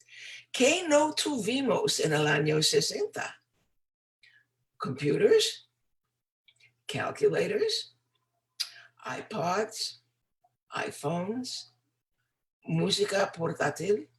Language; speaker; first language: Spanish; non-native, fluent; English